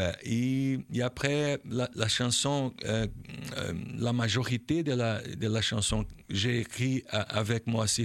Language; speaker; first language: French; non-native, learner; Portuguese